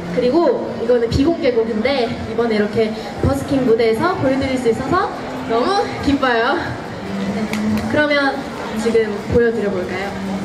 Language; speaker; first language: Korean; non-native, fluent; Japanese